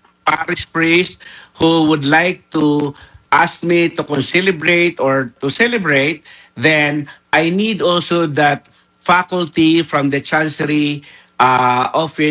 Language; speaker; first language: English; non-native, local second language; Filipino